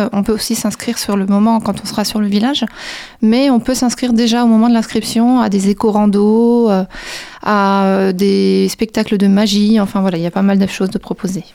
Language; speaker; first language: French; native; French